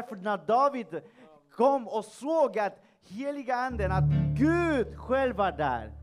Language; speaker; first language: Swedish; non-native, fluent; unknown